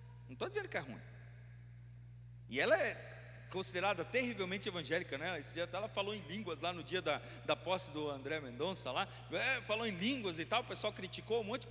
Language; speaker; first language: Portuguese; native; Portuguese